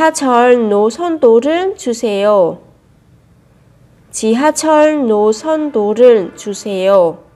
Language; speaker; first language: Korean; non-native, fluent; Vietnamese